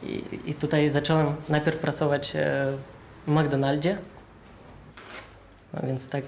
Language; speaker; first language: Polish; non-native, fluent; Ukrainian